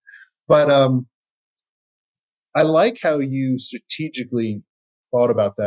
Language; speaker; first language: English; native; English